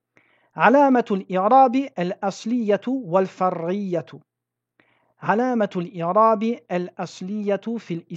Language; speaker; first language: Arabic; non-native, fluent; French